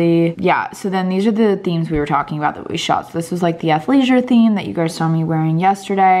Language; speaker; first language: English; native; English